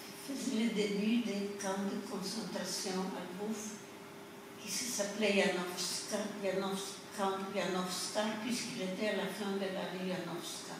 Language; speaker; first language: French; non-native, fluent; Polish